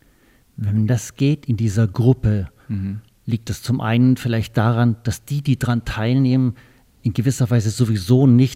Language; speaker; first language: German; native; German